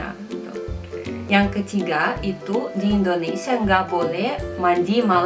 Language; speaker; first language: Indonesian; non-native, fluent; Russian